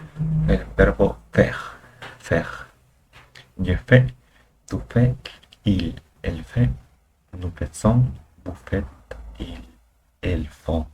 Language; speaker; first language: French; non-native, learner; Spanish